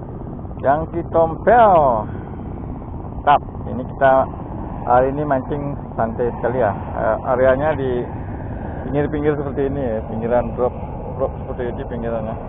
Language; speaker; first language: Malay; non-native, local second language; Balinese